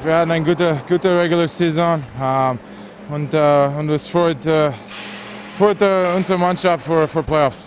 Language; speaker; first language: German; early bilingual, heritage; English